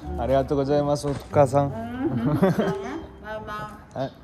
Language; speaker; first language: Japanese; non-native, learner; Korean